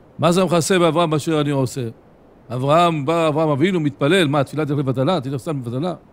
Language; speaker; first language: Hebrew; native; Hebrew